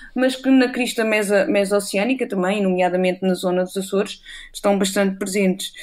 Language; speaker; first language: Portuguese; native; Portuguese